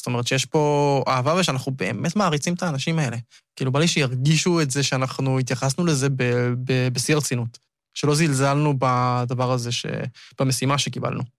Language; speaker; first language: Hebrew; native; Hebrew